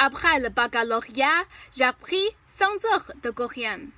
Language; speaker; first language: French; non-native, fluent; Chinese